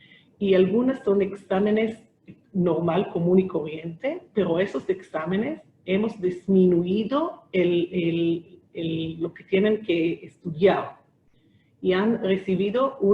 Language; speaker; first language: Spanish; non-native, fluent; Hebrew